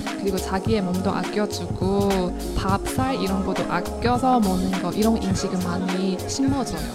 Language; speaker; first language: Korean; non-native, fluent; Chinese